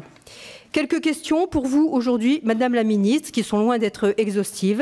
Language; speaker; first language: French; native; French